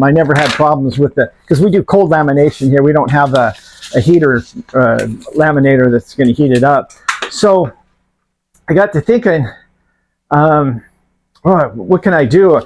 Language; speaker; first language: English; native; English